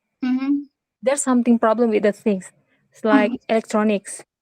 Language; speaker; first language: English; non-native, learner; Indonesian